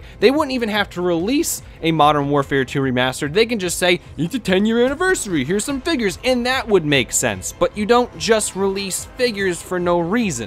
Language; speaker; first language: English; native; English